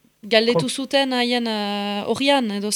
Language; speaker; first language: Basque; native; Basque